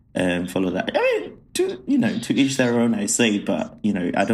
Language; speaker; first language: English; non-native, local second language; Ganda